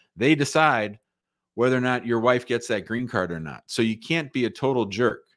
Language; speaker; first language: English; native; English